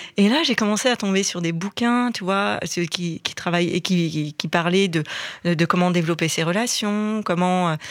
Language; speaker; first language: French; native; French